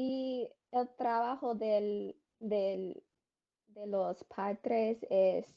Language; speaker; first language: Spanish; non-native, learner; English